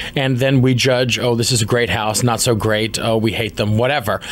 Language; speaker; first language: English; native; English